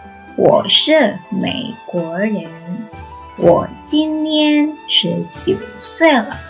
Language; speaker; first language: Chinese; non-native, fluent; Indonesian